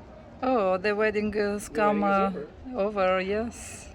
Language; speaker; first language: English; non-native, learner; Romanian